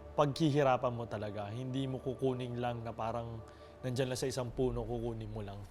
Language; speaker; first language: Filipino; native; Filipino